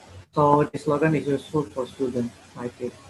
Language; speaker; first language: English; non-native, learner; Malay